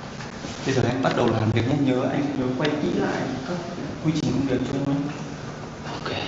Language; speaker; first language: Vietnamese; native; Vietnamese